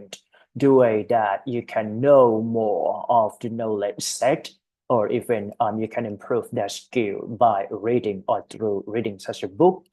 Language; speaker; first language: English; non-native, fluent; Thai